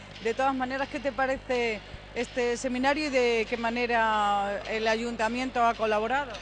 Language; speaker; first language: Spanish; native; Spanish